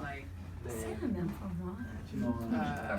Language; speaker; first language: French; non-native, learner; English